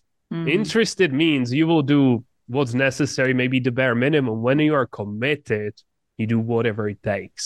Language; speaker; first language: English; non-native, fluent; Czech